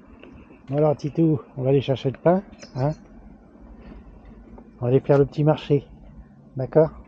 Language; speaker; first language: French; native; French